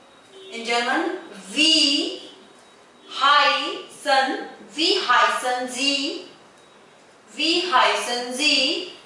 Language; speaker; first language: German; non-native, fluent; Hindi